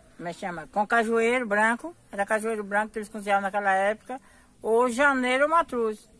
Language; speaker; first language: Portuguese; native; Portuguese